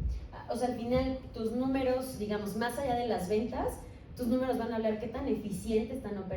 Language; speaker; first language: Spanish; native; Spanish